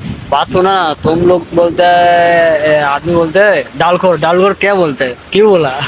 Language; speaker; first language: Hindi; non-native, learner; Bangla